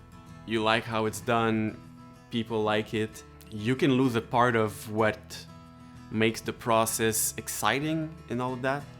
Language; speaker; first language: English; non-native, local second language; French